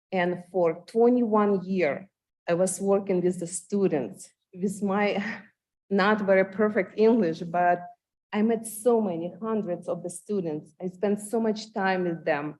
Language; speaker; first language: English; non-native, fluent; Ukrainian